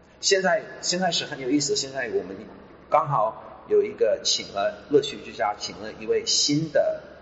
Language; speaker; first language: Chinese; non-native, fluent; English